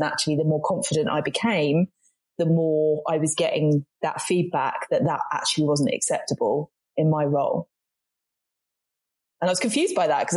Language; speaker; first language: English; native; English